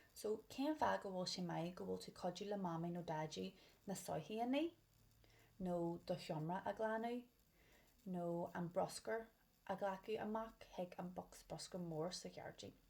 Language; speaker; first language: Irish; non-native, local second language; English